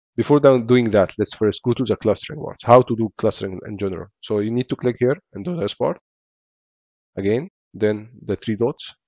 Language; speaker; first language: English; non-native, fluent; Arabic